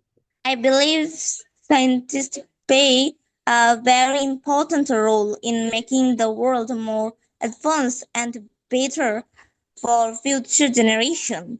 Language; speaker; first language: English; non-native, fluent; Bangla